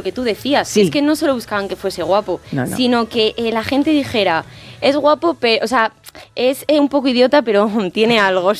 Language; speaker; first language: Spanish; native; Spanish